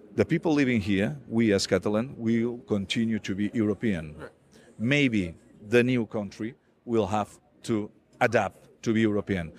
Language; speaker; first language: English; non-native, fluent; Catalan